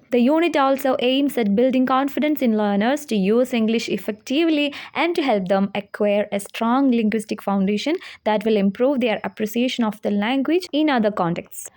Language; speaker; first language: English; non-native, local second language; Malayalam